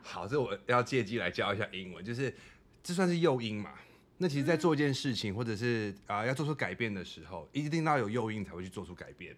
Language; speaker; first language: Chinese; non-native, fluent; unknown